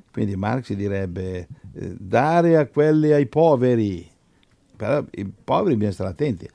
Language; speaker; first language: Italian; native; Italian